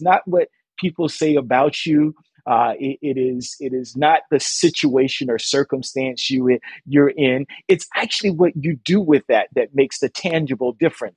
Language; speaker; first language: English; native; English